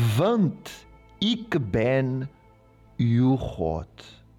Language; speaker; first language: Dutch; non-native, learner; Portuguese